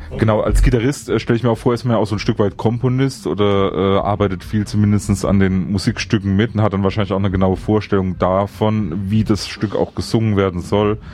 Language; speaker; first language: German; native; German